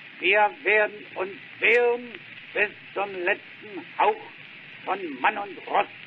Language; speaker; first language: German; native; German